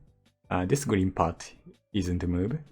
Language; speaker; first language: English; non-native, learner; Japanese